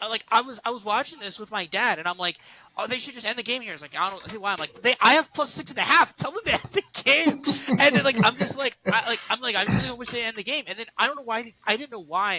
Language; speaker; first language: English; native; English